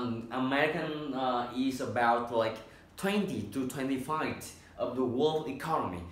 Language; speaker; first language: English; non-native, fluent; Vietnamese